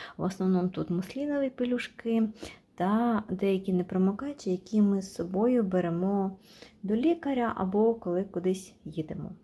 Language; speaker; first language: Ukrainian; non-native, local second language; Russian